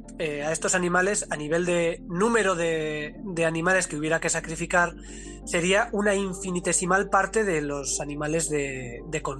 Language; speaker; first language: Spanish; native; Spanish